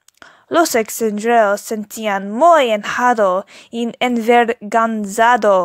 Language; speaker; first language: Spanish; non-native, learner; English